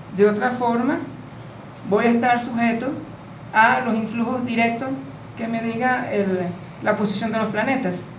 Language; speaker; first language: Spanish; native; Spanish